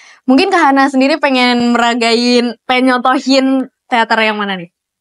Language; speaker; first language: Indonesian; native; Indonesian